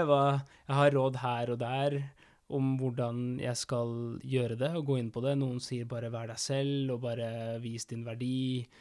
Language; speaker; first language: Norwegian; early bilingual, other home language; Spanish